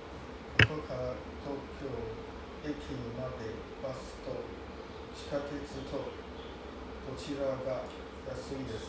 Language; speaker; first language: Japanese; non-native, learner; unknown